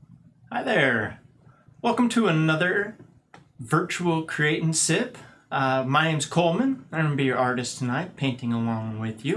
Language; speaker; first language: English; native; English